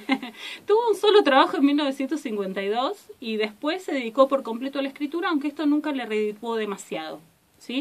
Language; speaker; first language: Spanish; native; Spanish